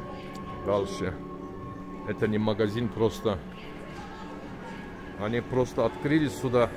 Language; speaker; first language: Russian; non-native, learner; Turkish